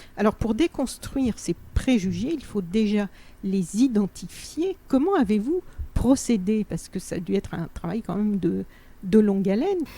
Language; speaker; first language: French; native; French